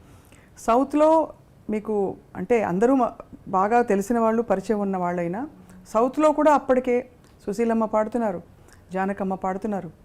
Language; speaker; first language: Telugu; native; Telugu